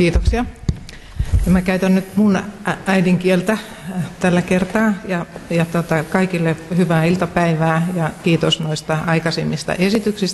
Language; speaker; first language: Finnish; native; Finnish